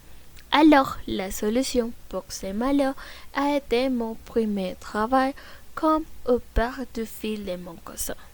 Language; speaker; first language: French; non-native, learner; Spanish